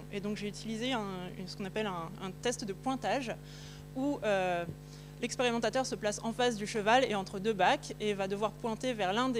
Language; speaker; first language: French; native; French